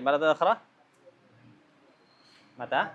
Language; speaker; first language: Arabic; non-native, fluent; Indonesian